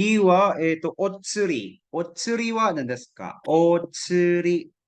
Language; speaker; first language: Japanese; non-native, fluent; Cebuano